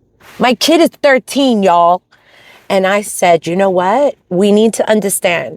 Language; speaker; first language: English; native; English